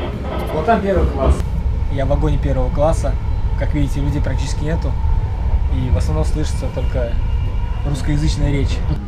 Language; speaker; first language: Russian; native; Russian